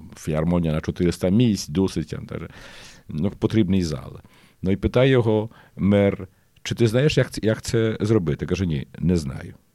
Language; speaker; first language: Ukrainian; early bilingual, heritage; Ukrainian